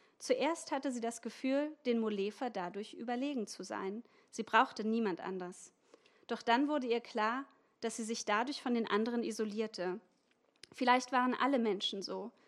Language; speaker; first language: German; native; German